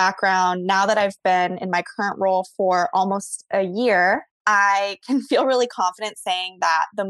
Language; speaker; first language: English; native; English